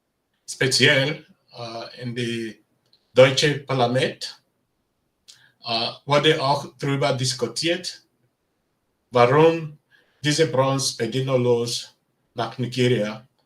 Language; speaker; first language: German; non-native, learner; Bini